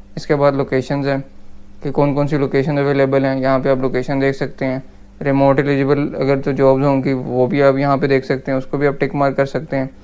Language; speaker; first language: Urdu; native; Urdu